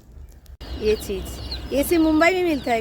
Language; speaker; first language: Hindi; non-native, local second language; Bangla